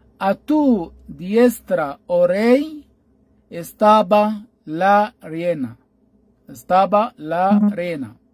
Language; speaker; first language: Spanish; non-native, fluent; Arabic